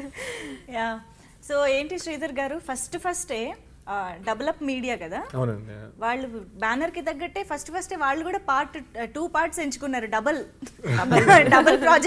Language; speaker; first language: Telugu; native; Telugu